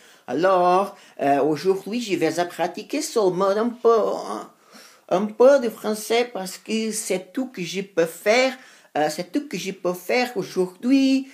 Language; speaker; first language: French; non-native, learner; Spanish